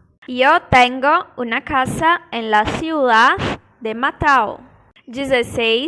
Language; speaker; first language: Spanish; non-native, fluent; Portuguese